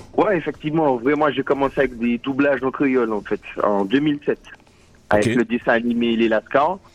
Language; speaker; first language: French; native; French